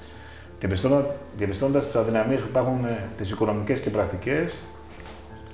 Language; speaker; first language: Greek; native; Greek